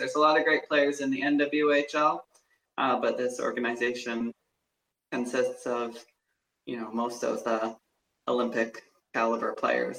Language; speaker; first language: English; native; English